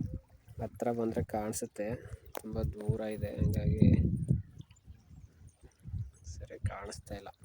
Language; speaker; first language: Kannada; native; Kannada